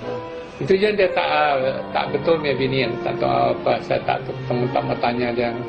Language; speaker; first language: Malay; non-native, local second language; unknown